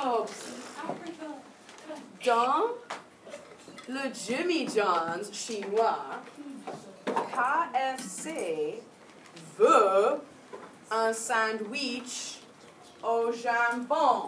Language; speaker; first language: French; non-native, fluent; English